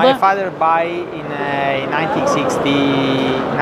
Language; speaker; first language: English; non-native, learner; Italian